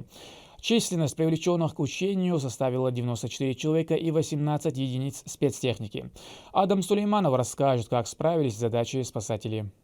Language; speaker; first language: Russian; native; Russian